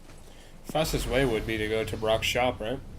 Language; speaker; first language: English; native; English